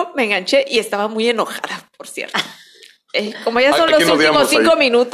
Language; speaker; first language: Spanish; native; Spanish